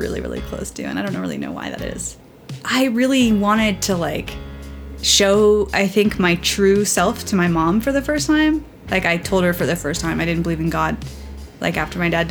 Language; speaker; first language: English; native; English